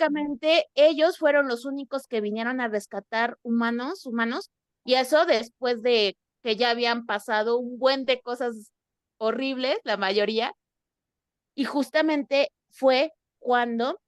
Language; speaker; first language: Spanish; native; Spanish